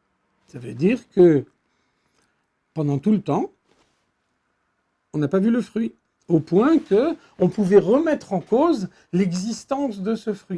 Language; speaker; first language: French; native; French